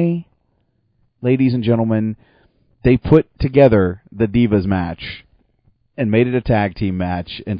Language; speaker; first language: English; native; English